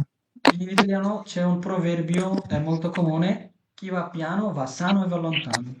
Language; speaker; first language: Italian; non-native, fluent; Bangla